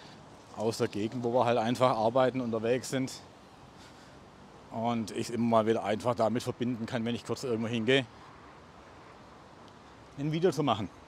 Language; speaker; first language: German; native; German